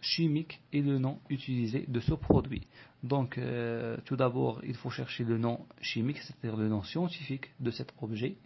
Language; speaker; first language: French; non-native, local second language; Arabic